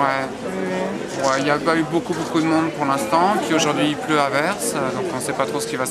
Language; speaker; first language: French; native; French